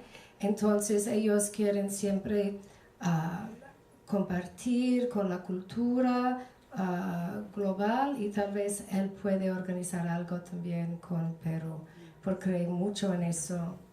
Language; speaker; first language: Spanish; non-native, fluent; English